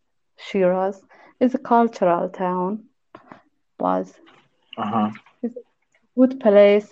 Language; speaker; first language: English; non-native, learner; Persian